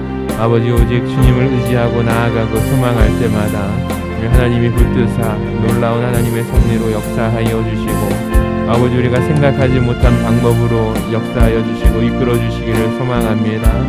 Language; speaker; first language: Korean; native; Korean